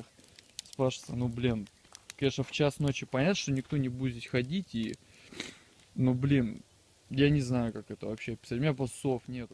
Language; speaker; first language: Russian; native; Russian